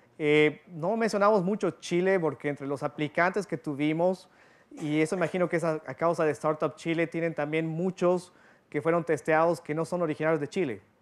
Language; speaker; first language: Spanish; early bilingual, heritage; Spanish